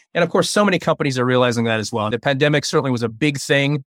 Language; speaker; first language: English; early bilingual, other home language; Chinese